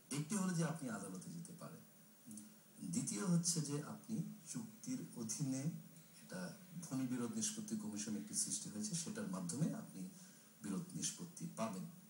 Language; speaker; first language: Bangla; non-native, local second language; Chakma